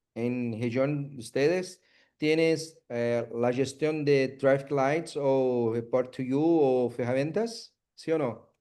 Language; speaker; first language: Spanish; non-native, learner; Portuguese